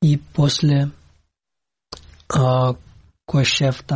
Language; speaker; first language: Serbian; non-native, learner; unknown